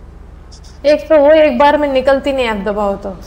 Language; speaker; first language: Hindi; native; Hindi